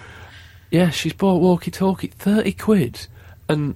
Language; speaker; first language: English; native; English